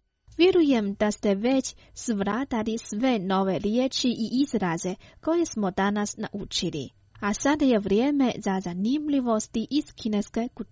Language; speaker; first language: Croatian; non-native, fluent; Chinese